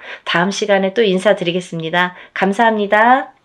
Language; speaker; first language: Korean; native; Korean